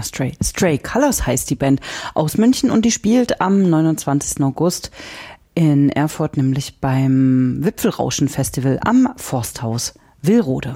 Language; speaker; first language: German; native; German